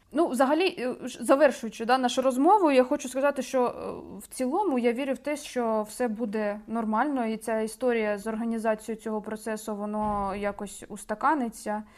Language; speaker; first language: Ukrainian; native; Ukrainian